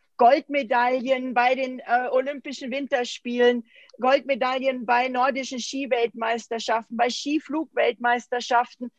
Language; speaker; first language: German; native; German